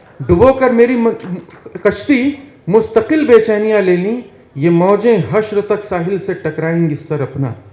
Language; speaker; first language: Hindi; native; Hindi